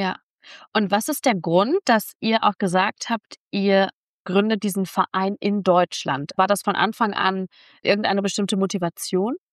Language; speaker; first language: German; native; German